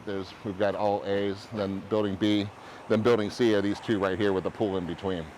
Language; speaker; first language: English; native; English